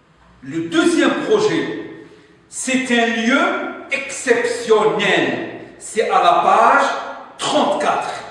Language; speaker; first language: French; non-native, local second language; Arabic